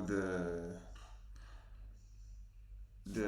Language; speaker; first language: French; non-native, learner; Spanish